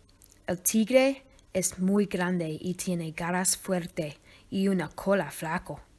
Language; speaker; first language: Spanish; non-native, learner; English